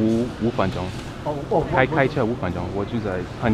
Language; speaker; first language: Chinese; non-native, fluent; English